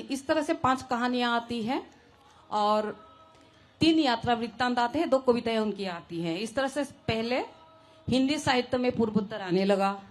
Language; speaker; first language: Hindi; non-native, local second language; Assamese